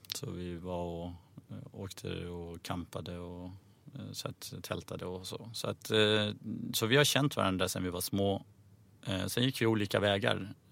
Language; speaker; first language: Swedish; early bilingual, other home language; Persian